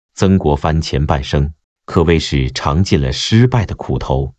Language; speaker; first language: Chinese; native; Chinese